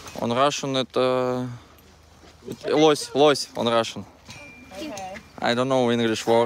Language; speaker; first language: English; non-native, learner; Russian